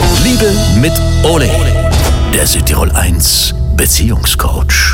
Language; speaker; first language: German; native; German